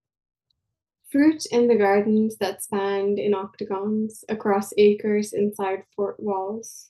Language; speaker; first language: English; non-native, local second language; Urdu